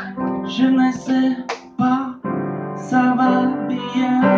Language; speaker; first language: French; non-native, learner; Norwegian